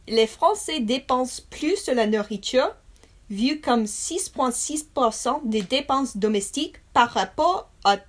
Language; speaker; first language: French; non-native, learner; English